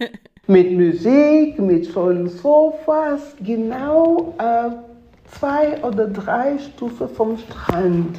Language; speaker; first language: German; non-native, fluent; Spanish